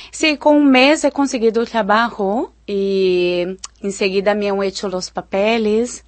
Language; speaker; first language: Spanish; non-native, fluent; Portuguese